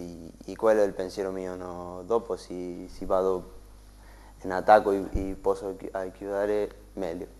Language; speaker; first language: Italian; non-native, learner; Spanish